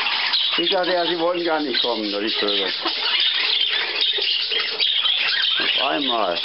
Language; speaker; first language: German; native; German